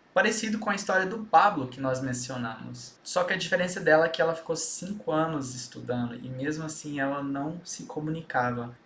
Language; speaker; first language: Portuguese; early bilingual, heritage; Portuguese